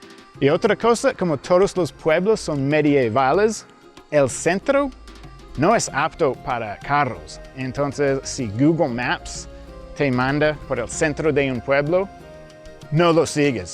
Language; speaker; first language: Spanish; early bilingual, heritage; English